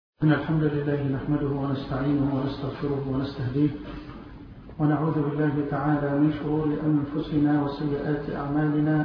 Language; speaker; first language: Arabic; native; Arabic